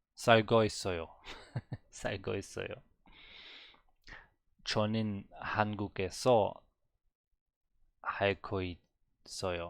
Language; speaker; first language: Korean; non-native, learner; German